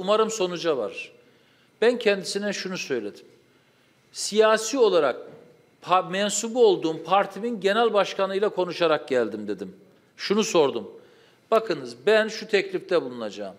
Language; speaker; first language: Turkish; native; Turkish